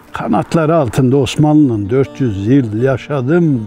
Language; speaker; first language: Turkish; native; Turkish